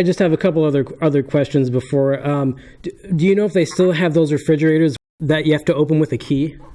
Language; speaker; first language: English; native; English